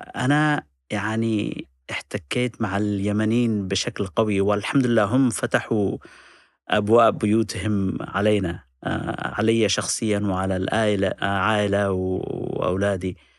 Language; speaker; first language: Arabic; non-native, fluent; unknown